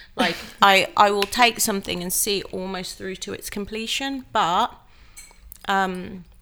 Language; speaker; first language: English; native; English